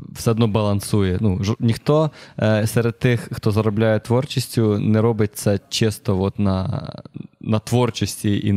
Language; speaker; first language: Ukrainian; native; Ukrainian